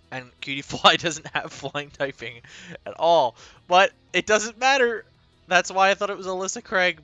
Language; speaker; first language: English; native; English